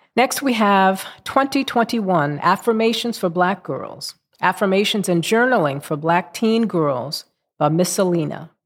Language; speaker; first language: English; native; English